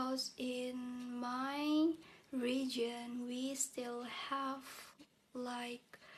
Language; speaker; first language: English; non-native, learner; Indonesian